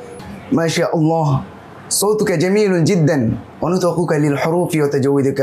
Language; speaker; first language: Arabic; non-native, learner; Bangla